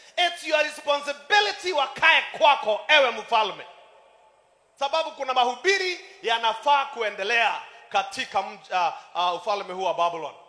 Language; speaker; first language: Swahili; non-native, local second language; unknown